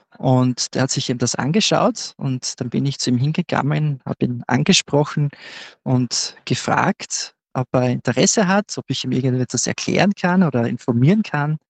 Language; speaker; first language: German; native; German